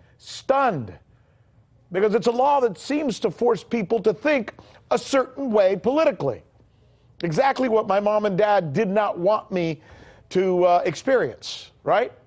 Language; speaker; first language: English; early bilingual, other home language; Spanish